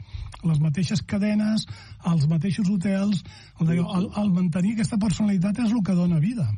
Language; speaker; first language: Catalan; native; Catalan